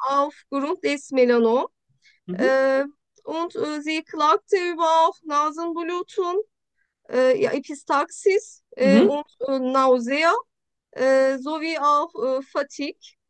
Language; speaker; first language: German; non-native, learner; Turkish